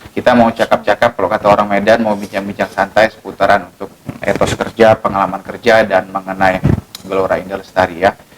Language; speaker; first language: Indonesian; native; Indonesian